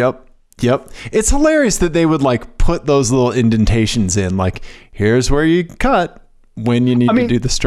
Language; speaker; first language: English; native; English